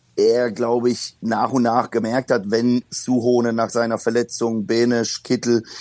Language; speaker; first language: German; early bilingual, other home language; Polish